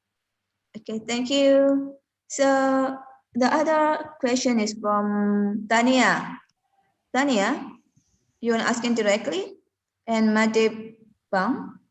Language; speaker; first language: English; non-native, learner; Indonesian